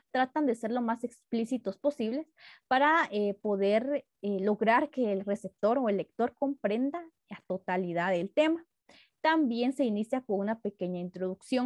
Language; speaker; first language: Spanish; native; Spanish